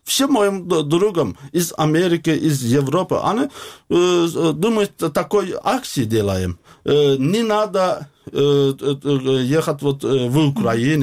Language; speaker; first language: Russian; non-native, learner; Azerbaijani